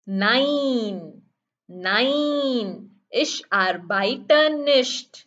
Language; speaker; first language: German; non-native, learner; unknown